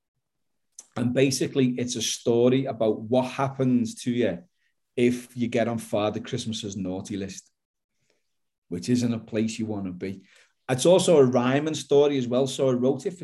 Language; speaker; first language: English; native; English